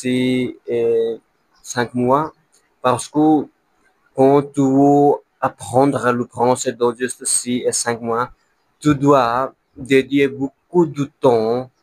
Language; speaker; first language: French; non-native, learner; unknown